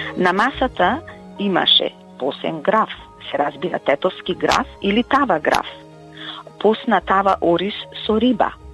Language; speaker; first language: Macedonian; native; Macedonian